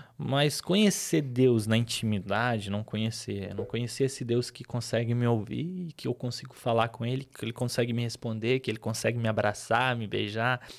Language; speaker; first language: Portuguese; early bilingual, other home language; Arabic